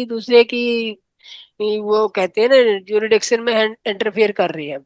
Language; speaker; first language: Hindi; native; Hindi